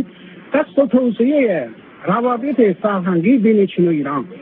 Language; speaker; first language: Persian; non-native, fluent; Chinese